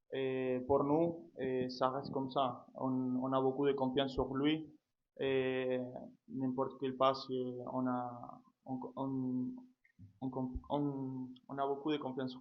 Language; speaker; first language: French; non-native, fluent; Spanish